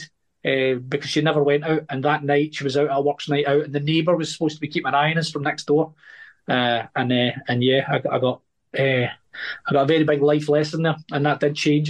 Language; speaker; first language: English; native; English